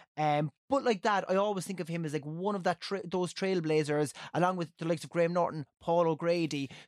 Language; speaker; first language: English; native; English